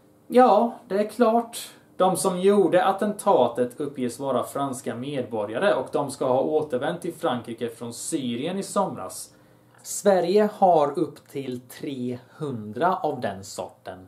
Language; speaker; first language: Swedish; early bilingual, other home language; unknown